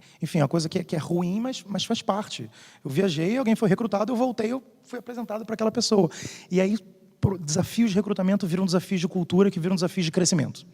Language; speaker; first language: Portuguese; native; Portuguese